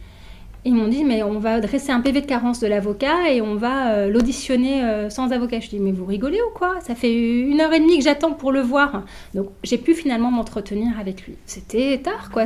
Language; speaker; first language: French; native; French